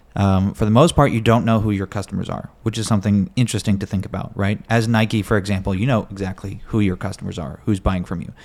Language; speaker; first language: English; native; English